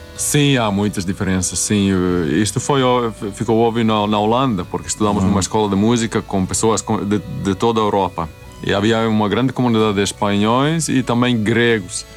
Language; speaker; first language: Portuguese; non-native, fluent; Swedish